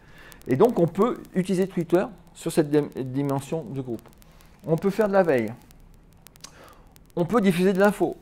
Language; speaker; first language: French; native; French